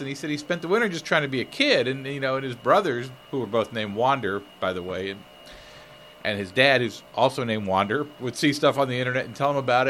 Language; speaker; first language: English; native; English